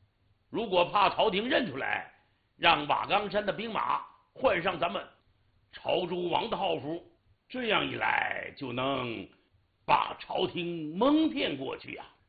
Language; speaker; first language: Chinese; native; Chinese